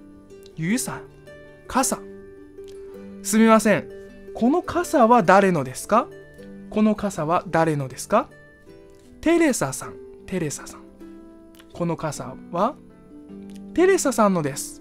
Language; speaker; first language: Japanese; non-native, fluent; Chinese